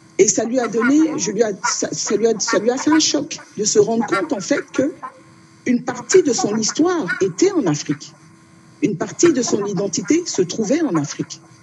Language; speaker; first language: French; early bilingual, other home language; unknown